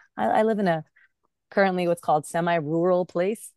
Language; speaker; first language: English; early bilingual, other home language; Urdu